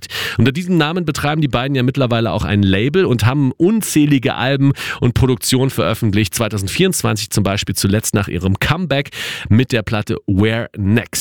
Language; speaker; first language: German; native; German